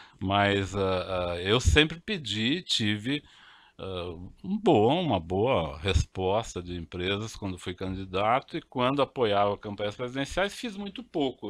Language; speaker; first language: Portuguese; native; Portuguese